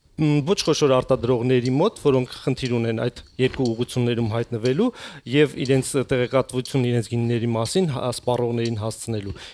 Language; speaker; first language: Armenian; native; Armenian